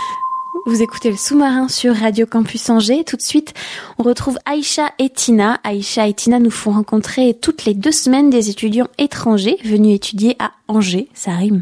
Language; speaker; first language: French; native; French